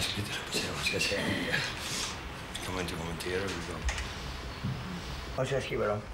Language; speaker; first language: Swedish; native; Swedish